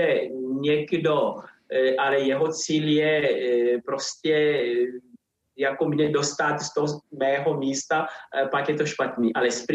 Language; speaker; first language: Czech; non-native, fluent; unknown